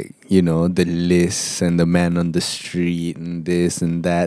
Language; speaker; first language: English; non-native, local second language; Malay